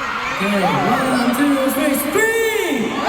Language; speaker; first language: Korean; non-native, fluent; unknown